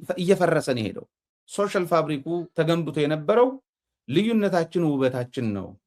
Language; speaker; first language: Amharic; non-native, local second language; Tigrinya